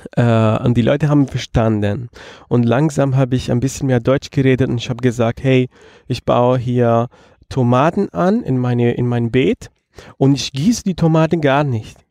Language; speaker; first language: German; non-native, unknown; Italian